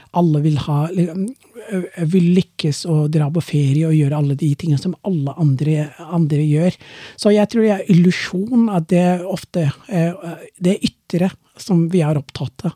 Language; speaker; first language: Norwegian; non-native, fluent; Somali